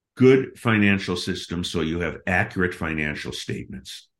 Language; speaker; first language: English; native; English